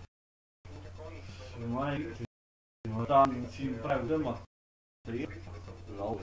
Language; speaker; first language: Estonian; non-native, learner; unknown